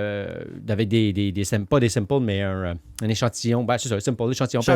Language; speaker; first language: French; native; French